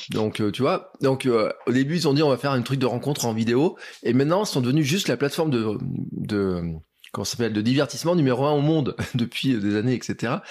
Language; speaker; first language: French; native; French